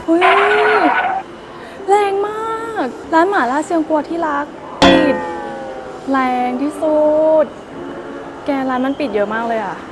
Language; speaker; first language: Thai; native; Thai